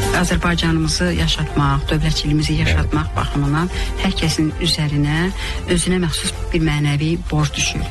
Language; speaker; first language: Azerbaijani; native; Azerbaijani